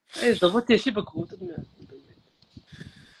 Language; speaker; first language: Hebrew; native; Hebrew